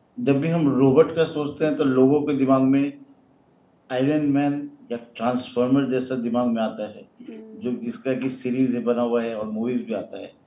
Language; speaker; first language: Hindi; native; Hindi